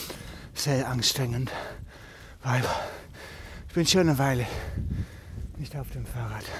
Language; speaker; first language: German; non-native, learner; English